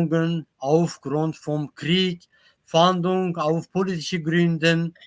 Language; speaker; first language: German; non-native, learner; Kurdish